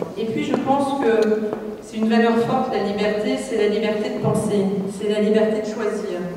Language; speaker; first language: French; native; French